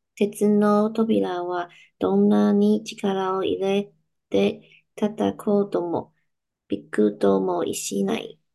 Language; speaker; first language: Japanese; non-native, learner; Chinese